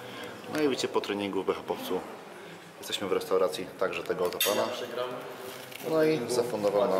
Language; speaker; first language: Polish; native; Polish